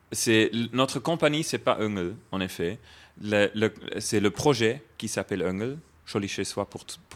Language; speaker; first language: French; non-native, fluent; German